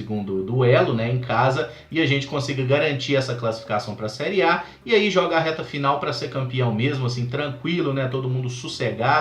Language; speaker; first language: Portuguese; native; Portuguese